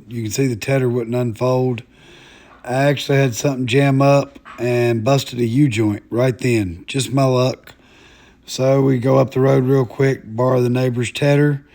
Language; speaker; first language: English; native; English